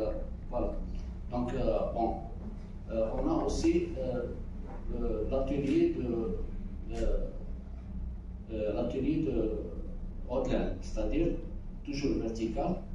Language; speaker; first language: French; non-native, local second language; Arabic